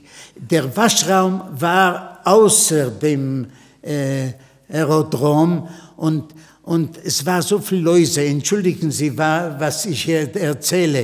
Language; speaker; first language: German; non-native, fluent; Yiddish